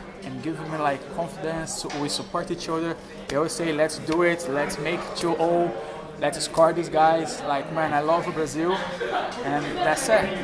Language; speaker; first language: English; non-native, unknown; Portuguese